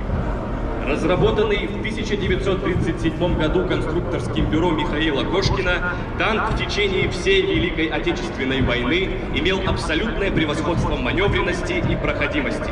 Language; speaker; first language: Russian; native; Russian